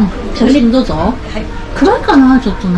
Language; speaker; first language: Japanese; native; Japanese